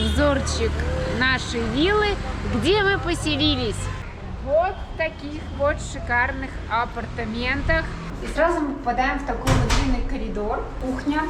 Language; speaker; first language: Russian; native; Russian